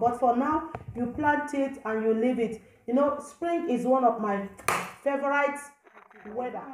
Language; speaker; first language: English; non-native, local second language; Igbo